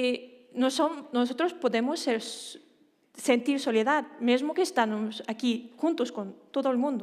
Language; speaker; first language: Spanish; non-native, fluent; Danish